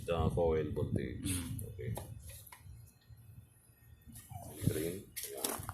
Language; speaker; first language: English; non-native, local second language; Filipino